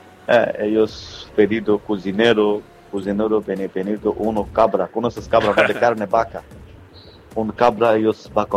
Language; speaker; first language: Spanish; non-native, learner; Bangla